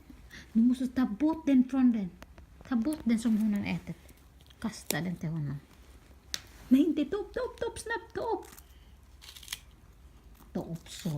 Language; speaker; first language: Swedish; non-native, learner; Filipino